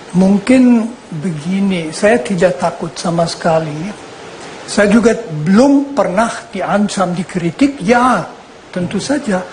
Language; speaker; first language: Indonesian; non-native, fluent; German